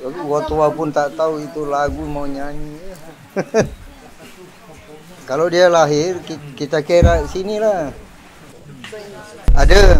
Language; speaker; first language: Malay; non-native, local second language; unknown